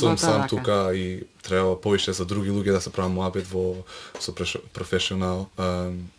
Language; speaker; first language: Macedonian; early bilingual, heritage; Macedonian